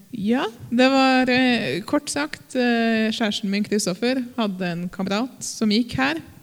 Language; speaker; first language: Norwegian; native; Norwegian